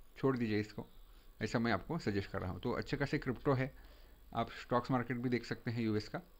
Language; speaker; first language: Hindi; non-native, local second language; Marathi